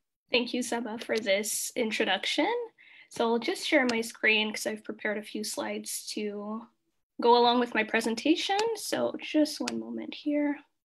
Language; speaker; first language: English; early bilingual, other home language; Kinyarwanda